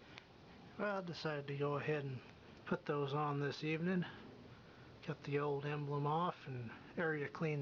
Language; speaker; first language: English; native; English